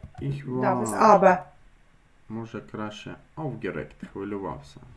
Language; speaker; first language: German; non-native, fluent; Ukrainian